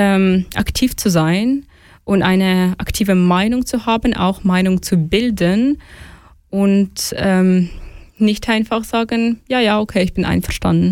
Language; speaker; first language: German; non-native, fluent; Ukrainian